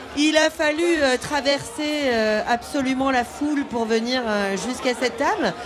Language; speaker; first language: French; native; French